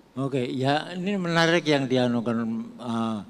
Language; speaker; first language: Indonesian; native; Indonesian